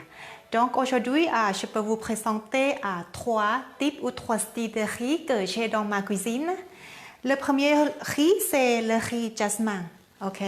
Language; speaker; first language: French; non-native, learner; Thai